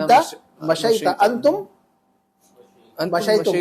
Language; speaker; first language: Arabic; non-native, fluent; Urdu